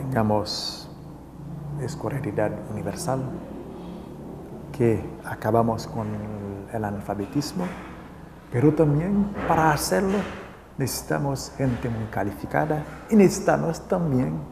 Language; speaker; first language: Spanish; non-native, local second language; Haitian Creole